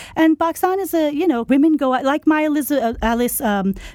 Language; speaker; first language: English; non-native, local second language; Urdu